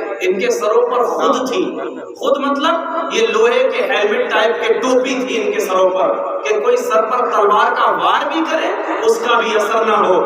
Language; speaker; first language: Urdu; native; Urdu